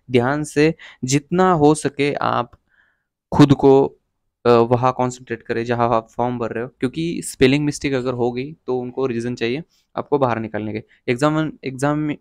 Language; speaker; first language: Hindi; non-native, local second language; Marathi